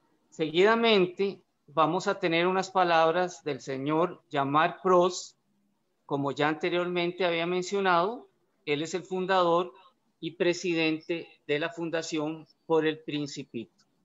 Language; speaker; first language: Spanish; native; Spanish